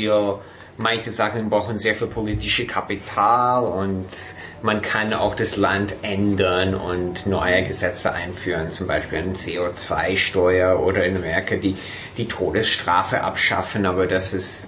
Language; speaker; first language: German; non-native, fluent; English